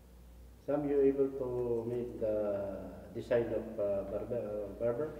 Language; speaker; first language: English; non-native, local second language; Filipino